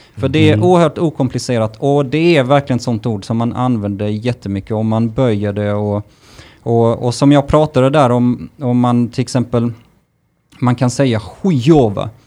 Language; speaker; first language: Swedish; early bilingual, other home language; Russian